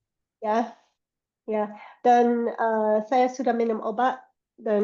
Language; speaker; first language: Indonesian; non-native, learner; English